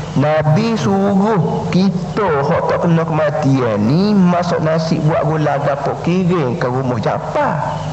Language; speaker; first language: Malay; native; Malay